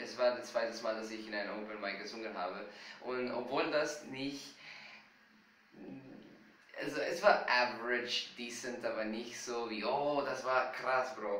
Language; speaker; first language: German; non-native, fluent; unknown